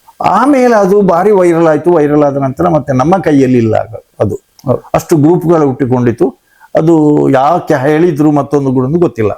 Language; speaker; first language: Kannada; non-native, local second language; Tulu